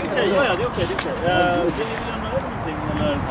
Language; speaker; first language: Swedish; non-native, fluent; Arabic